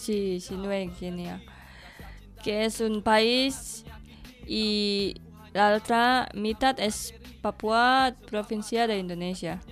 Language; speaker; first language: Catalan; non-native, learner; Indonesian